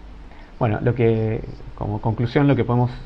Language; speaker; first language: Spanish; native; Spanish